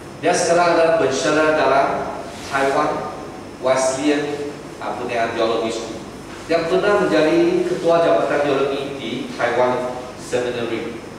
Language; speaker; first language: Malay; non-native, local second language; Chinese